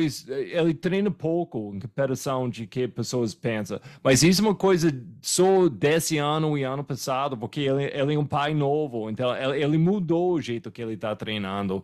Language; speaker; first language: Portuguese; non-native, fluent; English